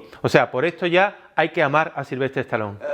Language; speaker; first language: Spanish; native; Spanish